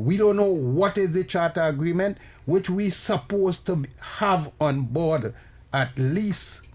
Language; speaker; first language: English; native; English